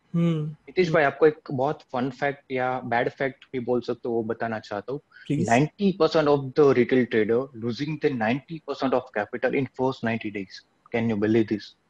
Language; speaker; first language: Hindi; non-native, local second language; Gujarati